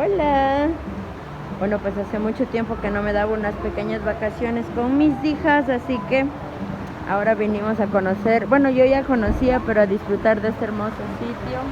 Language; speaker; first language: Spanish; native; Spanish